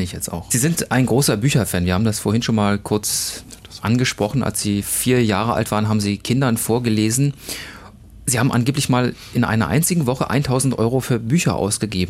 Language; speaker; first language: German; native; German